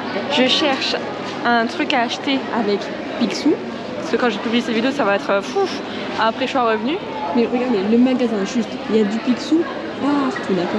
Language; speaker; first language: French; native; French